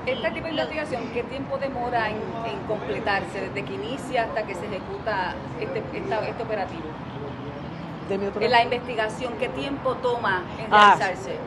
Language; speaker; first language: Spanish; native; Spanish